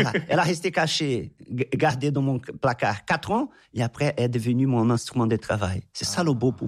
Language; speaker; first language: French; non-native, fluent; Portuguese